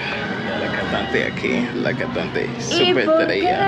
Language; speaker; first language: Spanish; non-native, learner; English